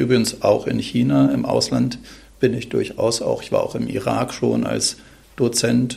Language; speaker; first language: German; native; German